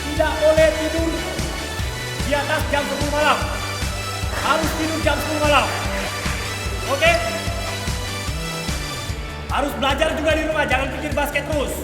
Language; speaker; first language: Indonesian; non-native, fluent; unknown